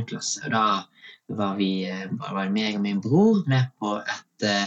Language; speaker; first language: Norwegian; early bilingual, other home language; Tamil